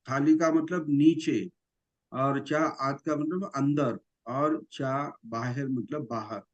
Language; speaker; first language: Hindi; non-native, local second language; Marathi